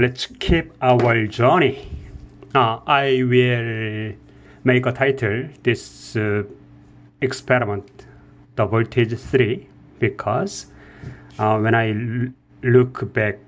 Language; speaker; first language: English; non-native, learner; Korean